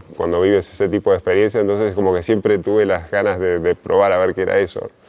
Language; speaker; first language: Spanish; native; Spanish